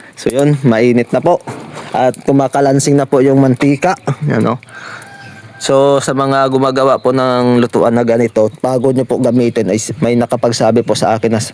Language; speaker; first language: Filipino; non-native, local second language; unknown